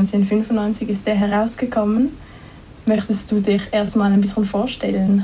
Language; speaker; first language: German; native; German